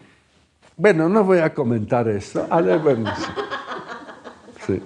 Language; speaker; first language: Spanish; non-native, fluent; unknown